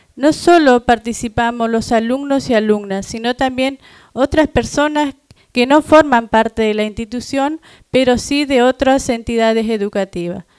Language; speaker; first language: Spanish; non-native, local second language; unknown